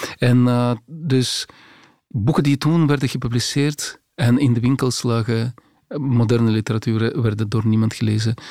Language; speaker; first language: Dutch; non-native, fluent; Russian